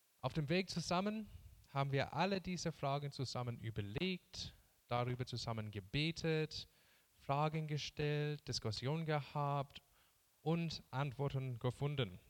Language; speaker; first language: German; non-native, fluent; English